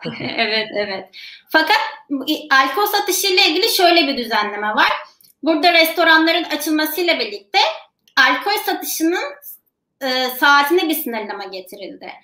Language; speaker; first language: Turkish; native; Turkish